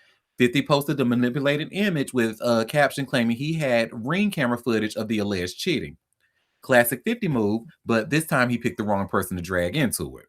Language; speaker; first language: English; native; English